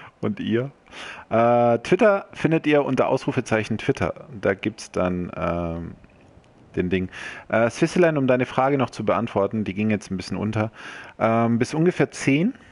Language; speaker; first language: German; early bilingual, other home language; Croatian